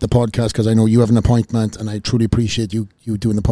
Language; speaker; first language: English; native; English